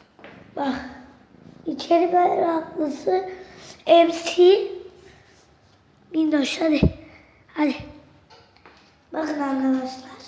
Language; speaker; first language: Turkish; native; Turkish